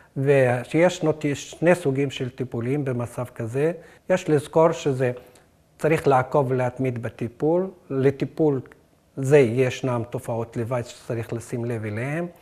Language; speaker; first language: Hebrew; non-native, local second language; Arabic